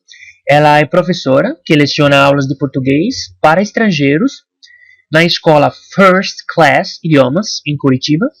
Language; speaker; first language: Portuguese; non-native, fluent; Arabic